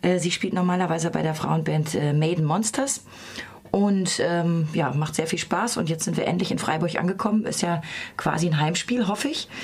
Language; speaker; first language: German; native; German